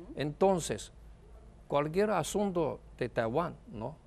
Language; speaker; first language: Spanish; non-native, fluent; Chinese